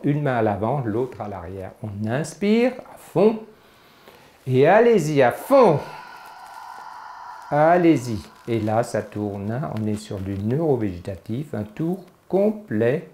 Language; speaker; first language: French; native; French